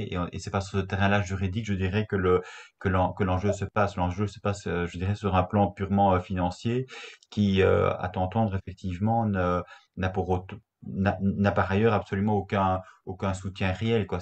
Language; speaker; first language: French; native; French